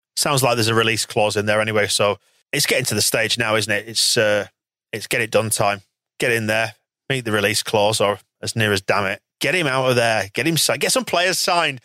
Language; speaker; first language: English; native; English